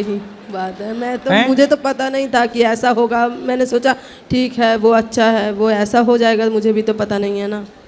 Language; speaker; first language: Hindi; non-native, local second language; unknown